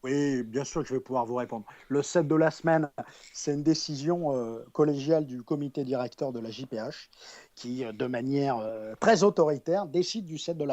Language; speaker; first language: French; native; French